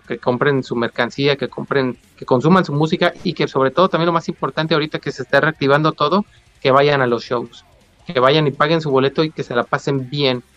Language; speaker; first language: Spanish; native; Spanish